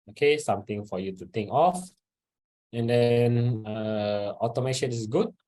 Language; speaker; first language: English; non-native, local second language; Malay